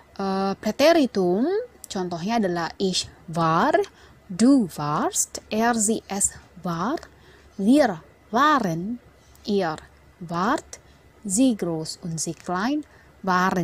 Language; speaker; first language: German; non-native, fluent; Indonesian